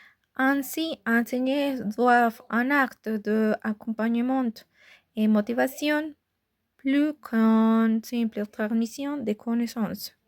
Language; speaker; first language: French; non-native, fluent; Spanish